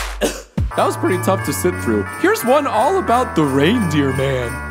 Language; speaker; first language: English; native; English